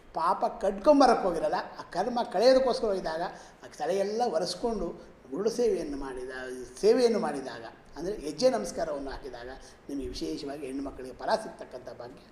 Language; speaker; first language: Kannada; native; Kannada